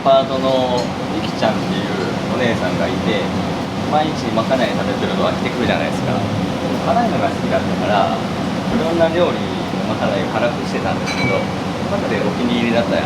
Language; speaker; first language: Japanese; native; Japanese